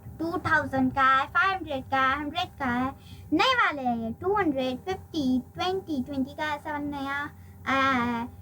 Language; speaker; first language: Hindi; non-native, local second language; Marathi